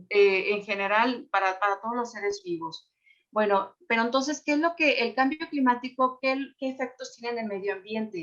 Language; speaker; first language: Spanish; native; Spanish